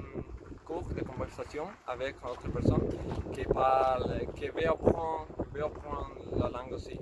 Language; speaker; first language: French; non-native, learner; Spanish